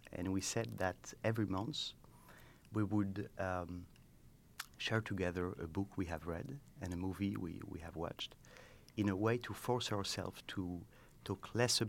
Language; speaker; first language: English; non-native, fluent; French